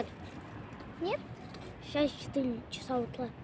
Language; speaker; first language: Russian; native; Russian